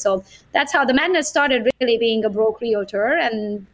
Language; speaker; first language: English; non-native, fluent; Romanian